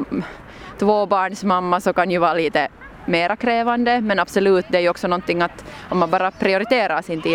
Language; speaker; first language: Swedish; native; Swedish